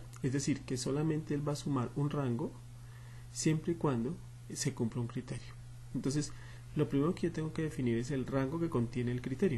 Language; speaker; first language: Spanish; native; Spanish